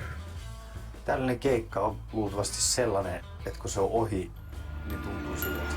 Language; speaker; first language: Finnish; native; Finnish